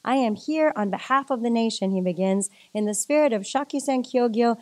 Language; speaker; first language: English; native; English